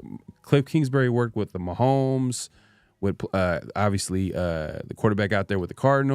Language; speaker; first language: English; native; English